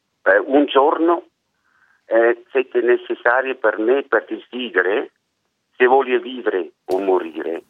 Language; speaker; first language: Italian; non-native, learner; German